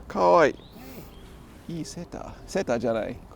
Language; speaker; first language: Japanese; non-native, learner; English